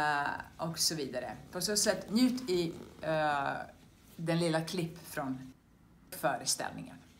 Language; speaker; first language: Swedish; non-native, fluent; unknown